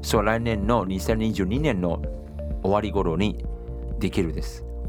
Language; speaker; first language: Japanese; non-native, fluent; Chinese